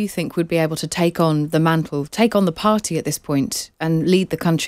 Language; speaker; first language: English; native; English